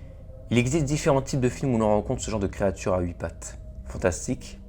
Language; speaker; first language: French; native; French